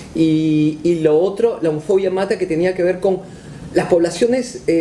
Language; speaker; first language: Spanish; native; Spanish